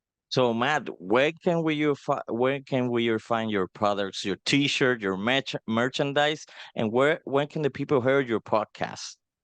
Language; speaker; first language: English; non-native, fluent; Spanish